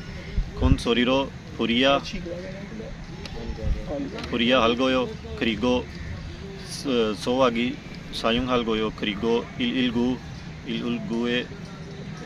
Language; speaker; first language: Korean; non-native, learner; Punjabi